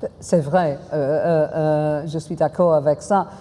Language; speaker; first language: French; non-native, fluent; English